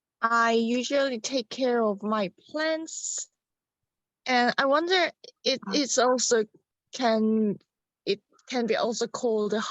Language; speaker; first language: English; non-native, learner; Korean